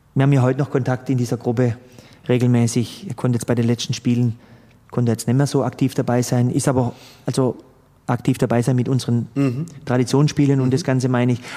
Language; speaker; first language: German; early bilingual, other home language; Croatian